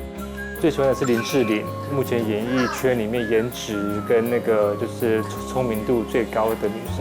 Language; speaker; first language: Chinese; native; Chinese